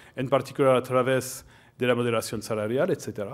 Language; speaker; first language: Spanish; non-native, fluent; French